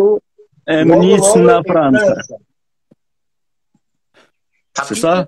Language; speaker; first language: Portuguese; non-native, learner; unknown